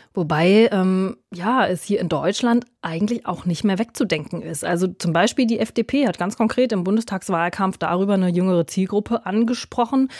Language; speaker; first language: German; native; German